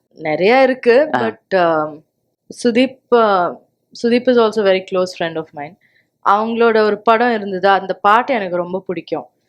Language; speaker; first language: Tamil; non-native, local second language; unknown